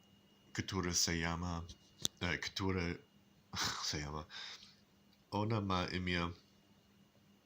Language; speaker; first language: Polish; non-native, learner; English